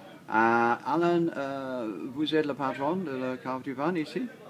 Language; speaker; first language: French; non-native, learner; English